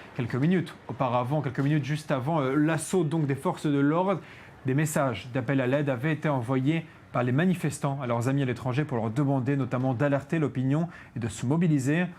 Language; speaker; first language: French; native; French